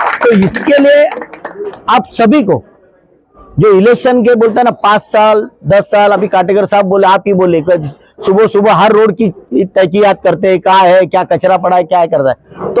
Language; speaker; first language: Hindi; non-native, local second language; Marathi